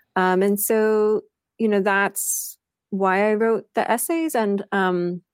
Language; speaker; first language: English; native; English